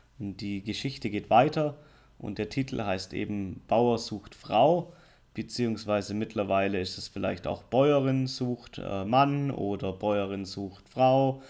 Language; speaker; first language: German; native; German